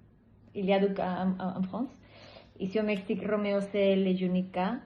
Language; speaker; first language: French; non-native, learner; Spanish